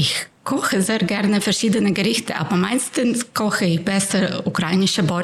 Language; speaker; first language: German; non-native, fluent; Ukrainian